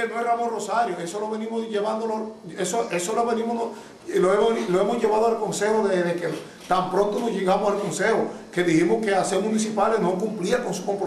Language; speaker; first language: Spanish; native; Spanish